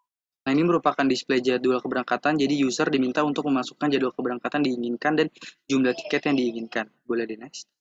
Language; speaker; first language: Indonesian; native; Indonesian